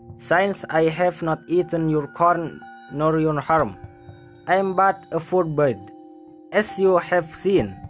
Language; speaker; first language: English; non-native, learner; Indonesian